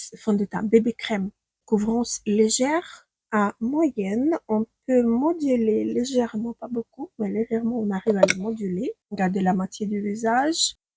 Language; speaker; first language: French; non-native, fluent; Ukrainian